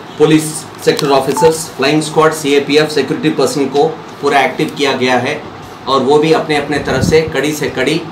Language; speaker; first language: Hindi; non-native, local second language; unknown